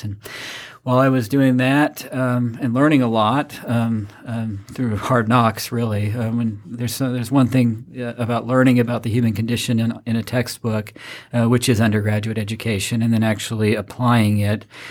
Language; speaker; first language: English; native; English